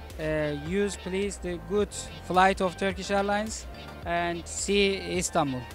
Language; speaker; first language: English; non-native, fluent; Turkish